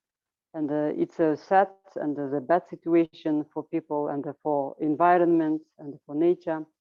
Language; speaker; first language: English; non-native, learner; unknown